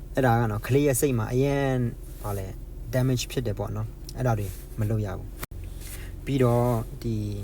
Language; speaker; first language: Burmese; non-native, local second language; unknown